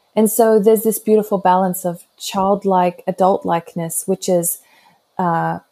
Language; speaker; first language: English; native; English